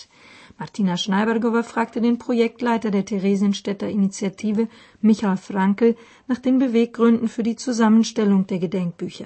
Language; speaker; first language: German; native; German